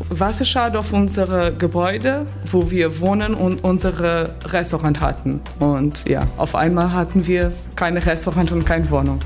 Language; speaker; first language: German; non-native, fluent; Portuguese